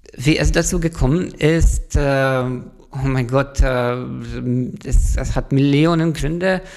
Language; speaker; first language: German; non-native, fluent; Hungarian